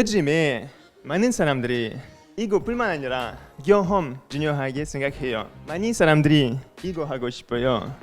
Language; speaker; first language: Korean; non-native, learner; French